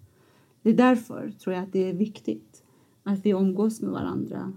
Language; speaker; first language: Swedish; non-native, fluent; Persian